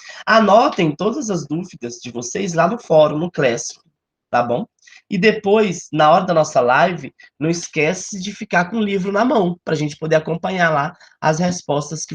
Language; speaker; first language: Portuguese; native; Portuguese